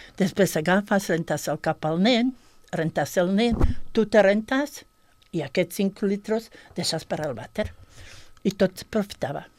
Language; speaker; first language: Catalan; non-native, fluent; Bosnian